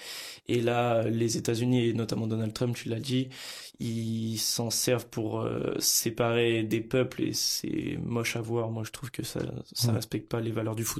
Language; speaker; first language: French; native; French